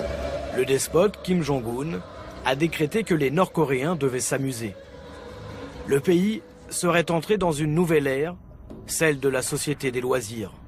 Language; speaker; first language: French; native; French